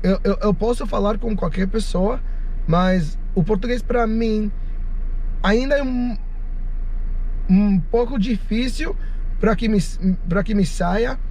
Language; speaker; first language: Portuguese; non-native, fluent; English